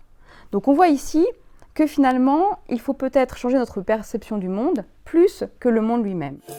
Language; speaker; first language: French; native; French